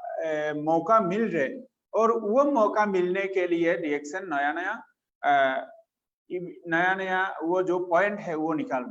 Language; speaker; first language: Hindi; non-native, fluent; Bangla